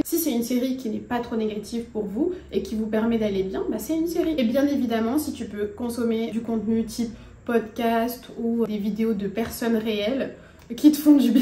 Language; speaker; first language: French; native; French